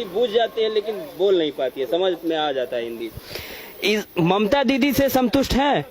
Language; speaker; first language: Hindi; native; Hindi